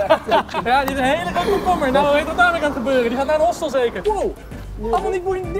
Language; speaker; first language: Dutch; native; Dutch